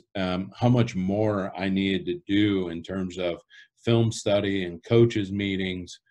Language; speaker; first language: English; native; English